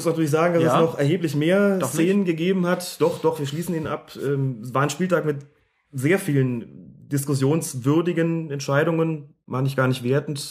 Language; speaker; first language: German; native; German